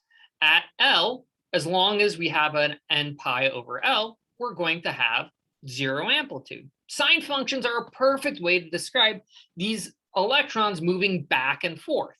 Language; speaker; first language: English; native; English